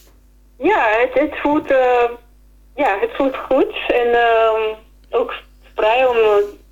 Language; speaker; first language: Dutch; non-native, fluent; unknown